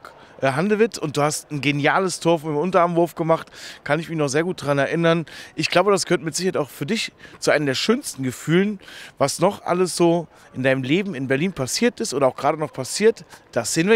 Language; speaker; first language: German; native; German